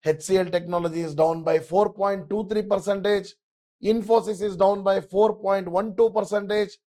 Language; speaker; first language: English; non-native, local second language; Kannada